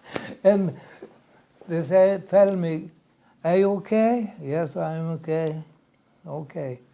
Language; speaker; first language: English; non-native, learner; Swedish